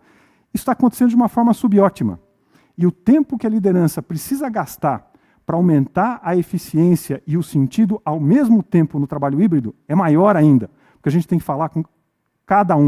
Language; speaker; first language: Portuguese; native; Portuguese